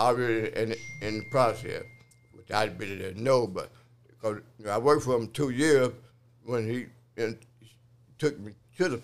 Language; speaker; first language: English; native; English